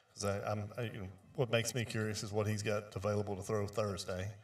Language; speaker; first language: English; native; English